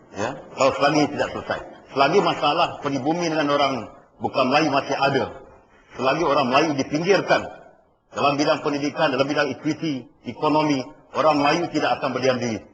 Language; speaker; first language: Malay; native; Malay